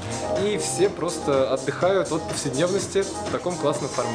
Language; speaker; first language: Russian; native; Russian